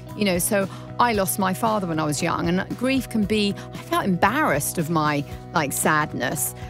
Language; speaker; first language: English; native; English